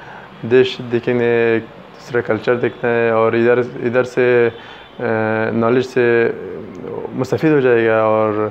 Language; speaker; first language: Hindi; non-native, fluent; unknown